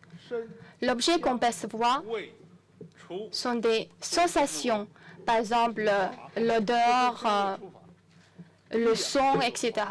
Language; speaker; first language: French; non-native, fluent; Chinese